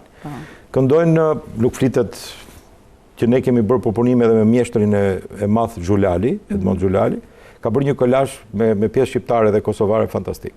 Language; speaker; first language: Albanian; native; Albanian